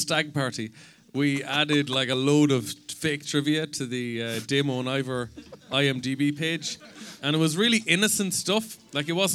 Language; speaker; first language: English; native; English